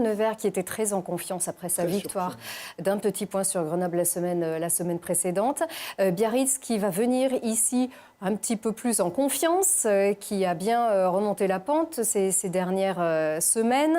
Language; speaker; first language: French; native; French